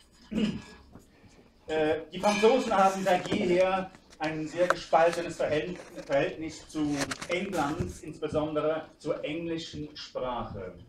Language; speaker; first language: German; native; German